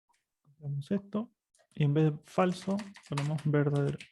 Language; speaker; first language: Spanish; native; Spanish